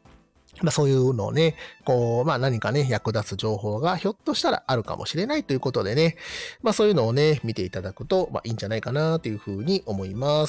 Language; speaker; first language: Japanese; native; Japanese